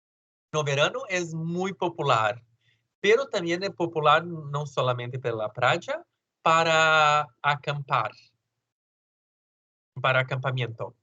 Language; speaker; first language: Spanish; non-native, learner; Portuguese